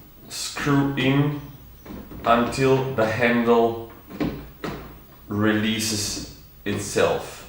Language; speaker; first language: English; non-native, fluent; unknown